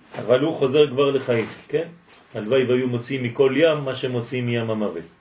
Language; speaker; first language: Hebrew; non-native, fluent; French